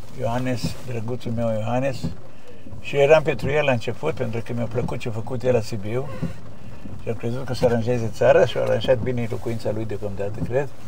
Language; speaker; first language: Romanian; native; Romanian